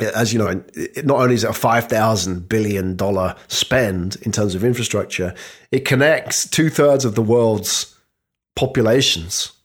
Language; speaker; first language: English; native; English